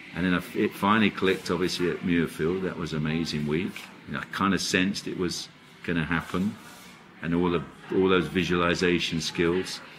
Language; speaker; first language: English; native; English